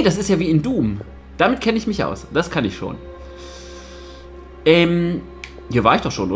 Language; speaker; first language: German; native; German